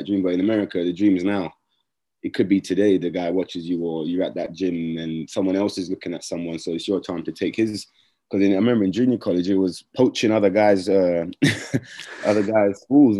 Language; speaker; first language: English; native; English